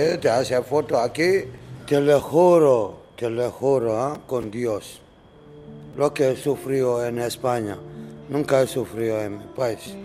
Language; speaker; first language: Spanish; non-native, learner; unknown